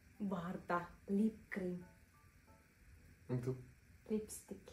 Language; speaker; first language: Indonesian; non-native, learner; Turkish